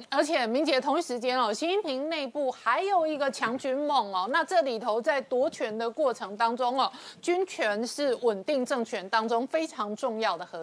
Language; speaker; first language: Chinese; native; Chinese